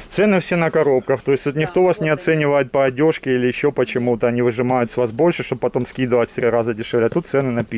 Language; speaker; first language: Russian; native; Russian